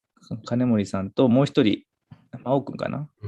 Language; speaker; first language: Japanese; native; Japanese